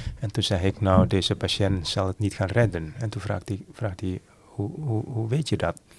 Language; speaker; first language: Dutch; non-native, fluent; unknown